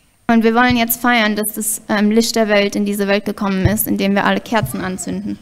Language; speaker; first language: German; native; German